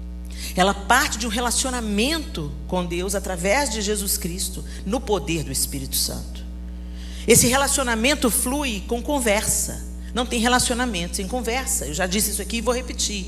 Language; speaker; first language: Portuguese; native; Portuguese